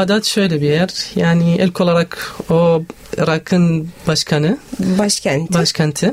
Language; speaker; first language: Turkish; non-native, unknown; Arabic